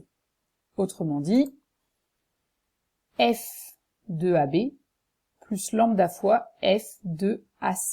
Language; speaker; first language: French; native; French